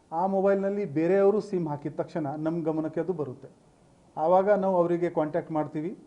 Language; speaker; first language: Kannada; non-native, fluent; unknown